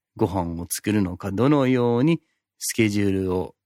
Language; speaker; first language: Japanese; non-native, fluent; English